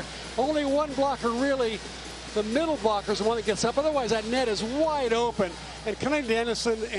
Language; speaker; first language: English; native; English